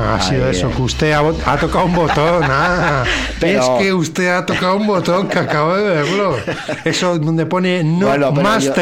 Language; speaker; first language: Spanish; native; Spanish